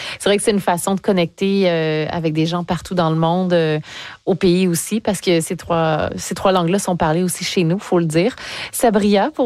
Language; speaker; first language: French; native; French